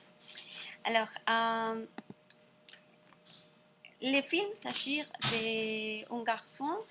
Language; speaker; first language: French; non-native, learner; Spanish